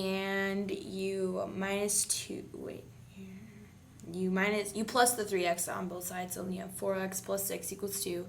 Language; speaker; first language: English; native; English